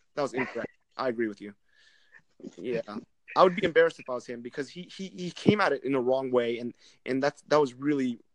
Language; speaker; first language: English; non-native, fluent; Vietnamese